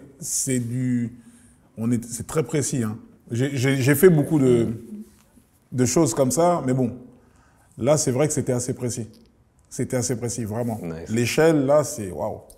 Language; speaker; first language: French; early bilingual, other home language; Lingala